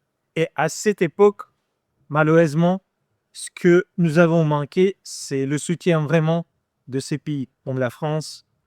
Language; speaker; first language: French; non-native, fluent; Ukrainian